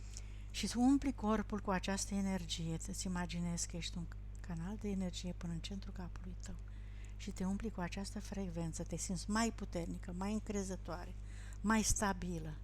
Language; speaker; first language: Romanian; native; Romanian